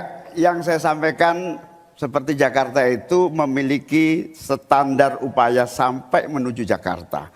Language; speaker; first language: Indonesian; native; Indonesian